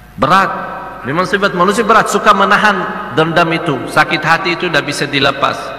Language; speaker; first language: Malay; non-native, fluent; Arabic